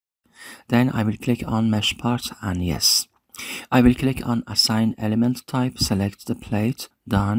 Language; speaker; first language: English; non-native, fluent; Persian